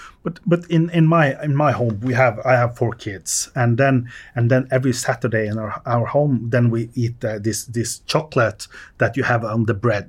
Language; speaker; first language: English; non-native, fluent; Norwegian